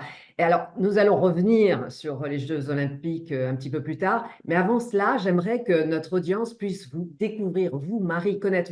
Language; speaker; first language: French; native; French